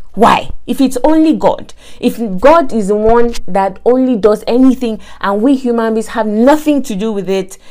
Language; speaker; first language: English; non-native, local second language; Yoruba